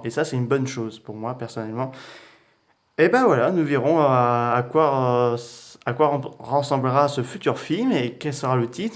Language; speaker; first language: French; native; French